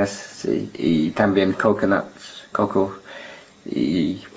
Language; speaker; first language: Spanish; non-native, learner; English